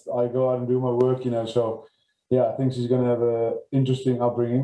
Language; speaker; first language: English; non-native, local second language; Afrikaans